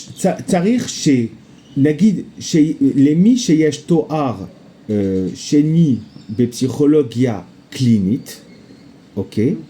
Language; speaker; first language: Hebrew; non-native, fluent; French